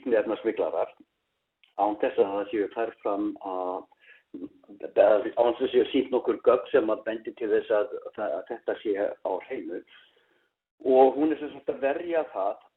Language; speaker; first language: Icelandic; native; Icelandic